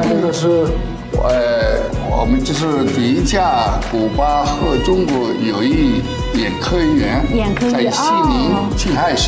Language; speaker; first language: Chinese; non-native, fluent; Spanish